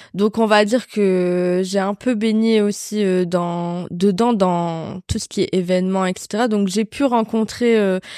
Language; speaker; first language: French; native; French